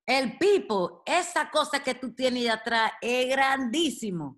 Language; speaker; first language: Spanish; early bilingual, heritage; Spanish